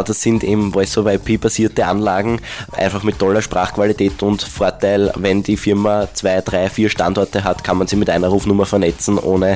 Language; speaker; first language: German; native; German